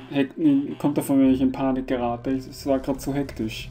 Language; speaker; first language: German; native; German